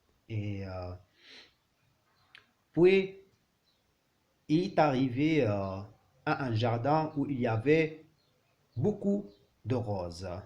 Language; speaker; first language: French; non-native, learner; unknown